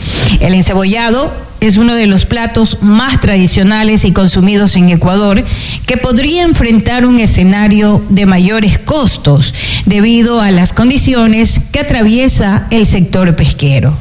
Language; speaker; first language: Spanish; native; Spanish